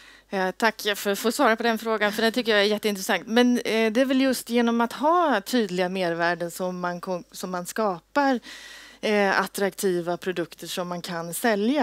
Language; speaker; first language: Swedish; native; Swedish